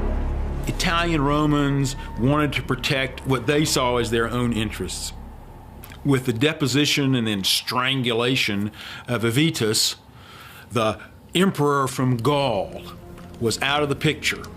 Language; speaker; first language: English; native; English